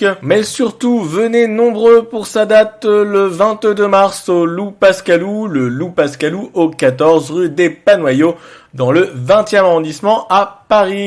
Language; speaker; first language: French; native; French